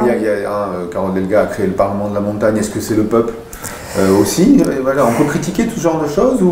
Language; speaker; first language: French; native; French